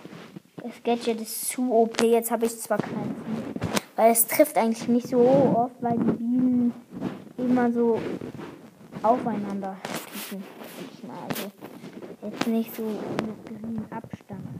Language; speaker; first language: German; native; German